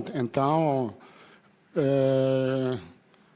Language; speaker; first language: Portuguese; non-native, fluent; Italian